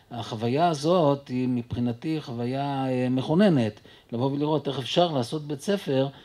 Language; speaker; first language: Hebrew; early bilingual, other home language; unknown